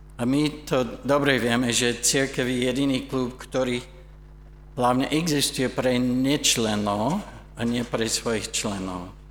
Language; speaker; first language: Slovak; non-native, fluent; English